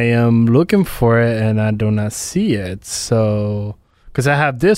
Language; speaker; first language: English; native; English